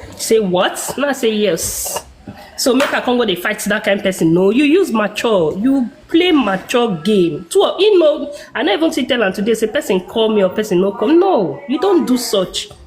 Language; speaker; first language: Nigerian Pidgin; non-native, local second language; Igbo